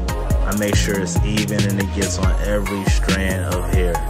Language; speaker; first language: English; native; English